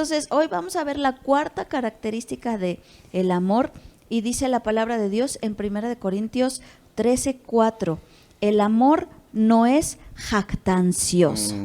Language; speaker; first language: Spanish; native; Spanish